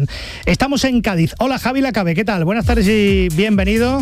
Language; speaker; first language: Spanish; native; Spanish